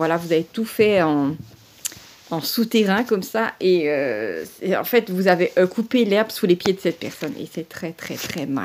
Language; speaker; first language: French; native; French